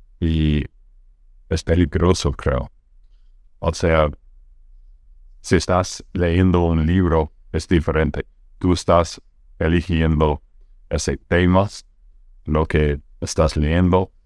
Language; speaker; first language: Spanish; non-native, fluent; English